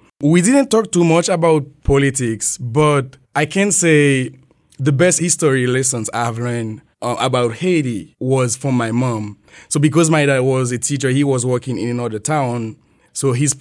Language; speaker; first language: English; non-native, fluent; French